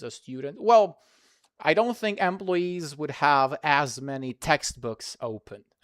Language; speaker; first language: English; non-native, fluent; Serbian